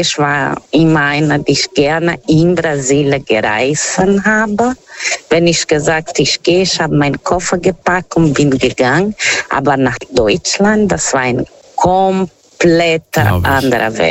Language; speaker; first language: German; non-native, fluent; Portuguese